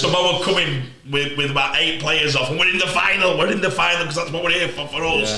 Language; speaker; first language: English; native; English